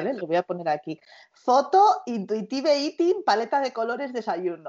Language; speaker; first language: Spanish; native; Spanish